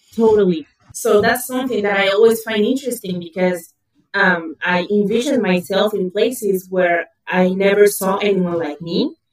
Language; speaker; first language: English; early bilingual, other home language; Portuguese